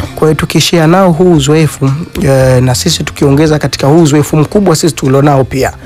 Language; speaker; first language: Swahili; native; Swahili